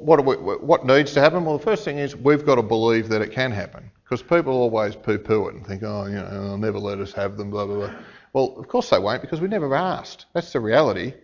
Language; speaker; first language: English; native; English